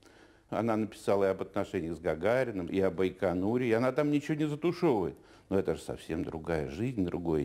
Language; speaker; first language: Russian; native; Russian